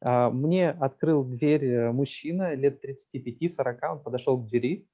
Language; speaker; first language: Russian; native; Russian